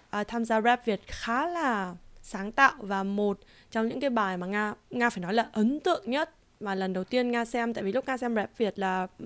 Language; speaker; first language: Vietnamese; early bilingual, heritage; Vietnamese